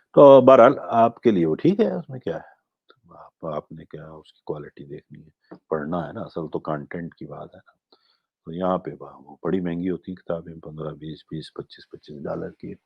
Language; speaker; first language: Urdu; non-native, local second language; Gujarati